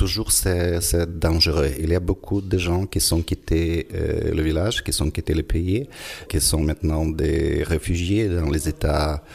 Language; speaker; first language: French; non-native, fluent; Ukrainian